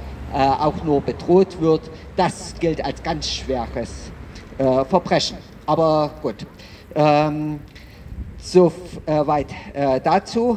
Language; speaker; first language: German; native; German